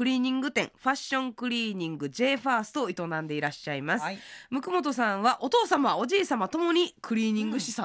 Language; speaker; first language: Japanese; native; Japanese